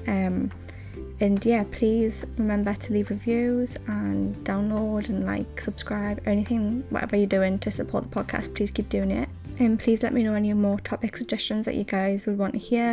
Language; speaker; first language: English; native; English